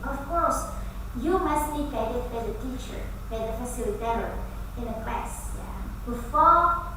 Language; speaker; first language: English; non-native, fluent; Indonesian